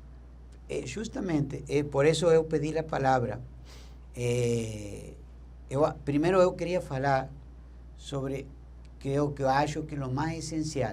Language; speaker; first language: Portuguese; non-native, learner; Spanish